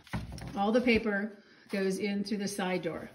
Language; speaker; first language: English; native; English